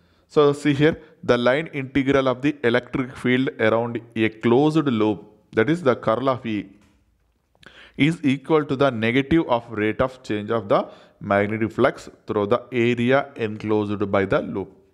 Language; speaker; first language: English; non-native, local second language; Telugu